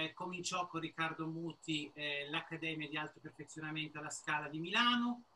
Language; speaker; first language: Italian; native; Italian